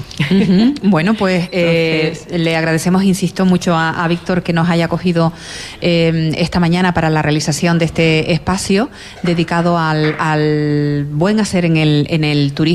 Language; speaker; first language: Spanish; native; Spanish